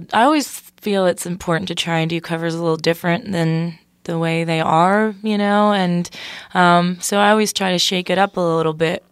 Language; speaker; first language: English; native; English